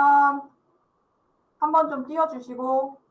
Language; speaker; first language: Korean; native; Korean